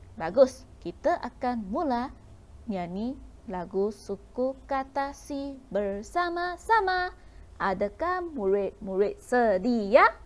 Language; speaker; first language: Malay; non-native, local second language; Chinese